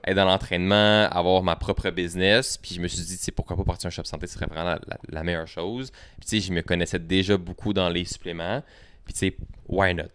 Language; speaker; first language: French; native; French